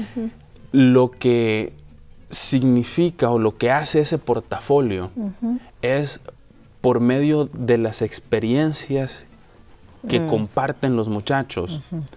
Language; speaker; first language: Spanish; native; Spanish